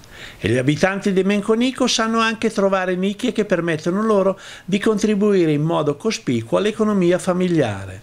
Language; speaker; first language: Italian; native; Italian